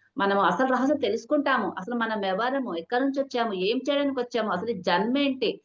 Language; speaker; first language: Telugu; non-native, local second language; Hindi